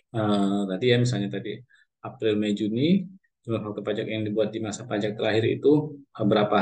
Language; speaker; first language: Indonesian; native; Indonesian